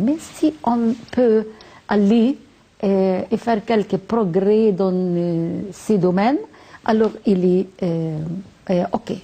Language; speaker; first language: French; non-native, fluent; Arabic